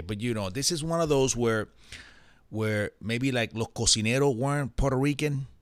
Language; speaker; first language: English; early bilingual, other home language; Spanish